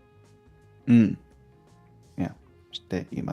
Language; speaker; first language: Japanese; non-native, learner; English